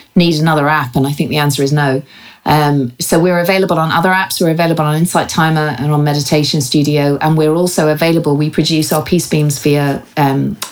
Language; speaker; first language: English; native; English